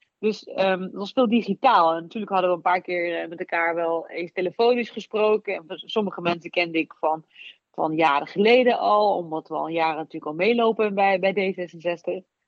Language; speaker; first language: Dutch; native; Dutch